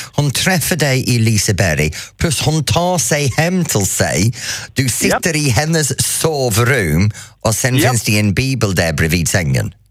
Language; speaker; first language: Swedish; non-native, fluent; English